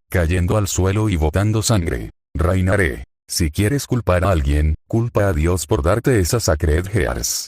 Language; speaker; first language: Spanish; native; Spanish